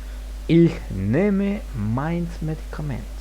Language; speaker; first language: German; non-native, fluent; Spanish